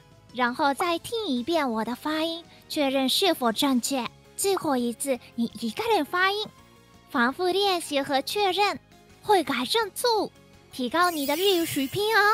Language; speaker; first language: Chinese; non-native, fluent; Japanese